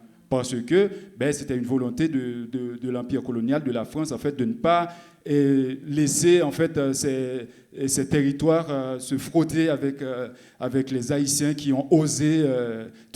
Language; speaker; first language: French; non-native, local second language; Haitian Creole